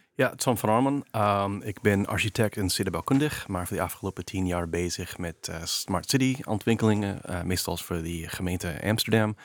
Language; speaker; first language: Dutch; non-native, fluent; English